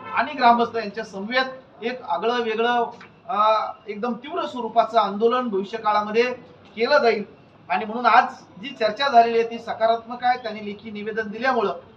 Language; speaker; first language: Marathi; native; Marathi